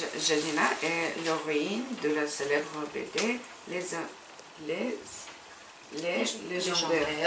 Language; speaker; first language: French; non-native, learner; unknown